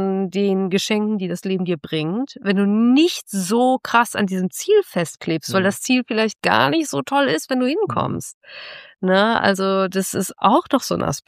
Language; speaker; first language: German; native; German